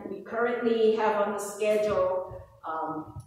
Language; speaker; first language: English; native; English